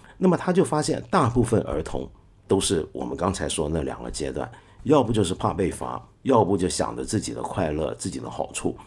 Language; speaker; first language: Chinese; non-native, local second language; Cantonese